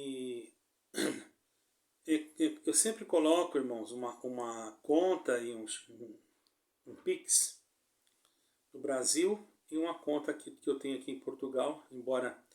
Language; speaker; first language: Portuguese; native; Portuguese